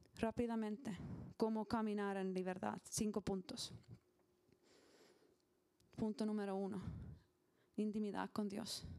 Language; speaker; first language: Spanish; non-native, learner; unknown